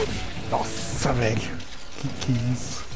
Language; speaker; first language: Portuguese; native; Portuguese